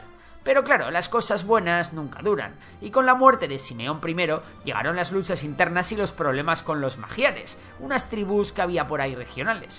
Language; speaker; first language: Spanish; native; Spanish